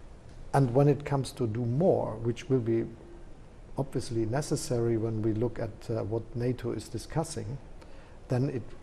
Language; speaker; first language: English; non-native, fluent; German